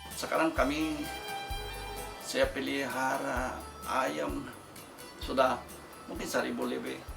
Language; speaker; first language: Indonesian; non-native, fluent; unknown